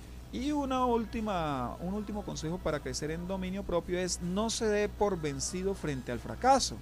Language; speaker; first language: Spanish; native; Spanish